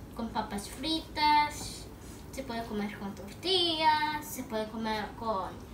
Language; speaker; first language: Spanish; early bilingual, heritage; Spanish